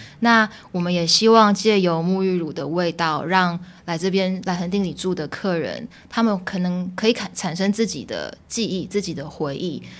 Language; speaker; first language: Chinese; early bilingual, heritage; Chinese